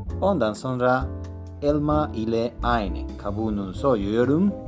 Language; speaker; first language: Turkish; non-native, learner; Spanish